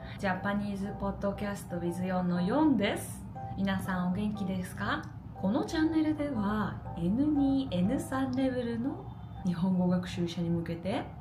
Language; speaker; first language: Japanese; native; Japanese